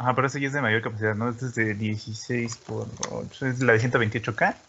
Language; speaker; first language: Spanish; native; Spanish